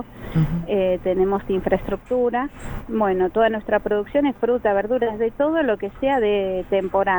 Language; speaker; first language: Spanish; native; Spanish